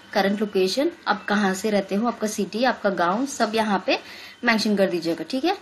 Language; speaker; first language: Hindi; native; Hindi